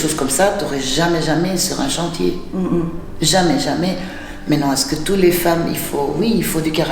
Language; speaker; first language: French; non-native, fluent; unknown